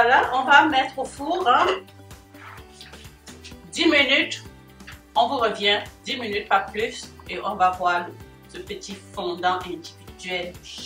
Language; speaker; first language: French; native; French